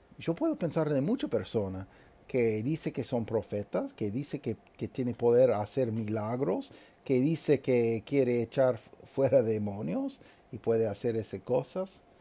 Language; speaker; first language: Spanish; non-native, fluent; English